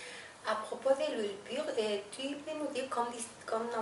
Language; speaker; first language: French; non-native, fluent; Spanish